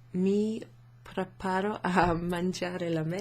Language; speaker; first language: Italian; non-native, fluent; English